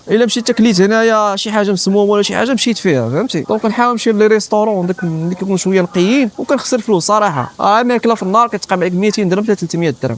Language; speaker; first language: Arabic; native; Arabic